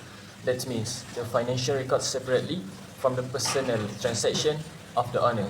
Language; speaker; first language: English; non-native, local second language; Malay